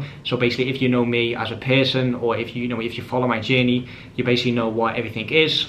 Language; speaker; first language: English; native; English